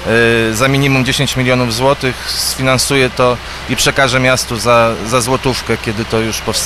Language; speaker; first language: Polish; native; Polish